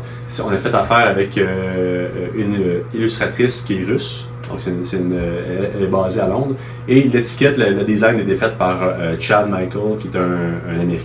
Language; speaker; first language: French; native; French